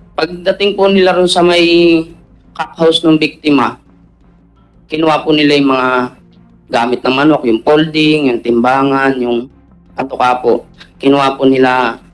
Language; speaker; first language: Filipino; native; Filipino